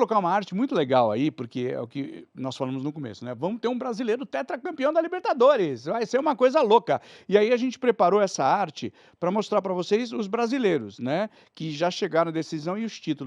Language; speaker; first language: Portuguese; native; Portuguese